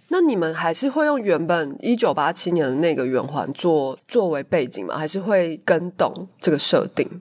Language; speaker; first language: Chinese; native; Chinese